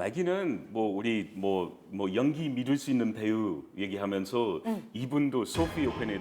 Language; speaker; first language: Korean; non-native, fluent; English